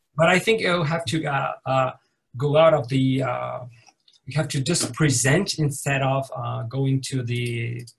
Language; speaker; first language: English; non-native, fluent; Portuguese